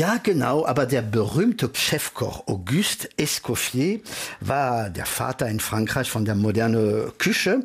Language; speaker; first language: German; early bilingual, heritage; French